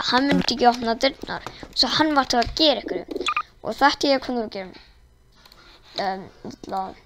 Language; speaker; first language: Icelandic; non-native, learner; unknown